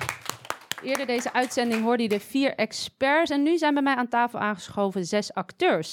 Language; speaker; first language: Dutch; native; Dutch